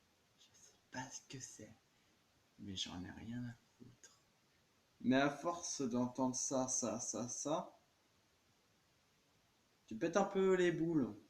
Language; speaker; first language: French; native; French